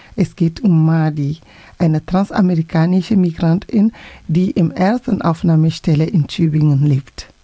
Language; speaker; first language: German; non-native, fluent; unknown